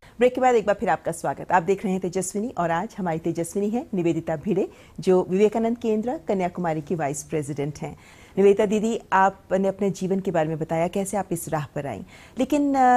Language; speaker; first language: Hindi; native; Hindi